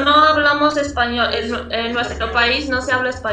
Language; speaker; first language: Spanish; non-native, fluent; Portuguese